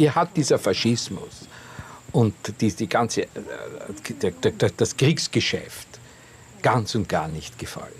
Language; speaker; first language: German; native; German